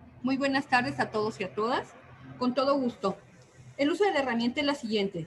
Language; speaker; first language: Spanish; native; Spanish